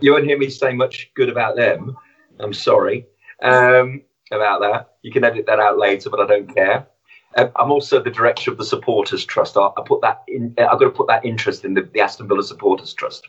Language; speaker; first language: English; native; English